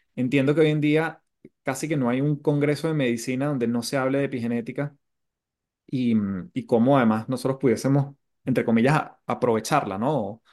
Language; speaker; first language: Spanish; native; Spanish